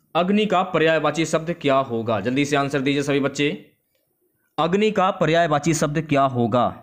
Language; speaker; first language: Hindi; native; Hindi